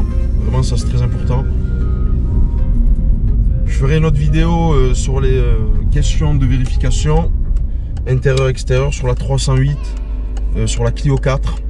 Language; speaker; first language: French; native; French